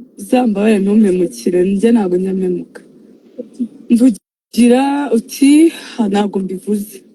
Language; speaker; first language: Kinyarwanda; native; Kinyarwanda